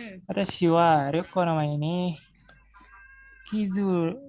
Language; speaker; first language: Japanese; non-native, learner; Indonesian